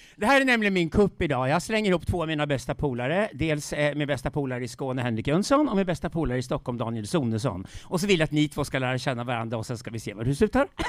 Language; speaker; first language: Swedish; native; Swedish